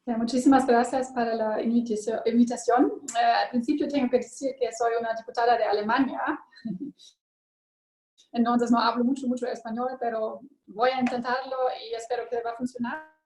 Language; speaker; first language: Spanish; non-native, learner; German